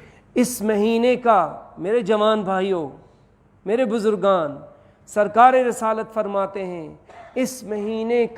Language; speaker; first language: Urdu; native; Urdu